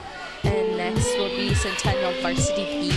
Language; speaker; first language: English; native; English